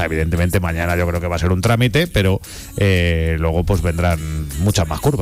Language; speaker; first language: Spanish; native; Spanish